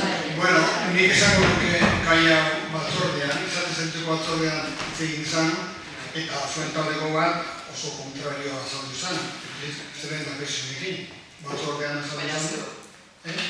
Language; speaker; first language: Basque; non-native, local second language; Spanish